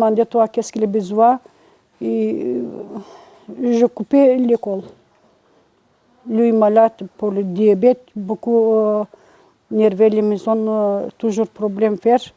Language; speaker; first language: French; non-native, learner; Turkish